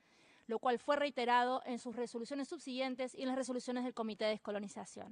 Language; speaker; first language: Spanish; native; Spanish